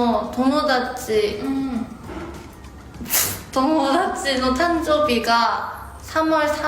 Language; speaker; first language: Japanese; non-native, learner; Korean